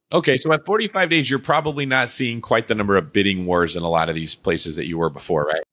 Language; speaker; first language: English; native; English